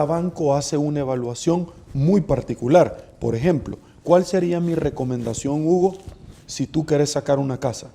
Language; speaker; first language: Spanish; native; Spanish